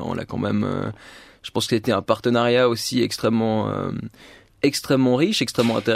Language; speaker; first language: French; native; French